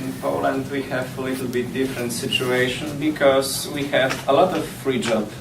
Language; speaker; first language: English; non-native, learner; Polish